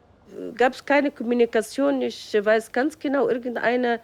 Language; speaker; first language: German; non-native, fluent; Arabic